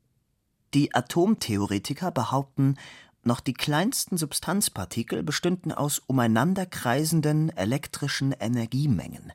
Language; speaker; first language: German; native; German